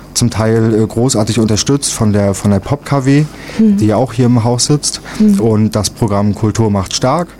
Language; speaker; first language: German; native; German